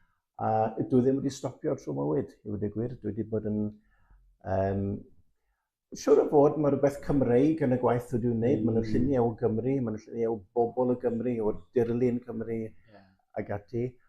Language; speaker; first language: Welsh; native; Welsh